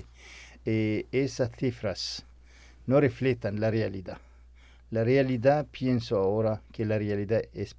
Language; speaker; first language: Spanish; non-native, fluent; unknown